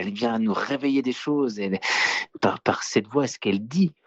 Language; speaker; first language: French; native; French